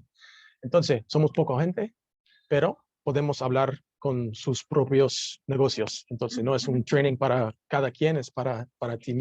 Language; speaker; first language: Spanish; non-native, learner; English